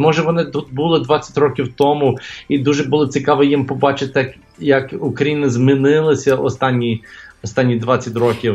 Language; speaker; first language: Ukrainian; early bilingual, heritage; English